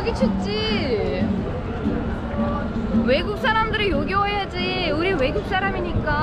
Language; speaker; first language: Korean; non-native, learner; Uzbek